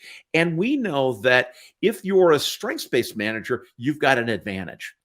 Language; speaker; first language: English; native; English